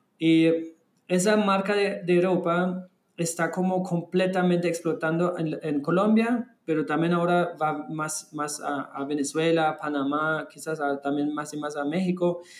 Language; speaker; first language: Spanish; non-native, fluent; German